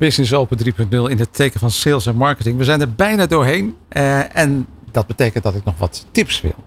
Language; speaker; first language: Dutch; native; Dutch